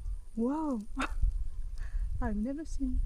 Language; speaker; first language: English; non-native, learner; French